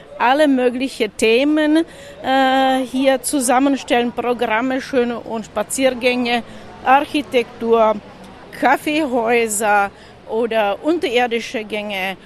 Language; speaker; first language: German; non-native, fluent; Czech